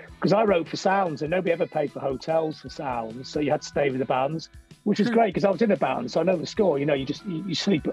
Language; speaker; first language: English; native; English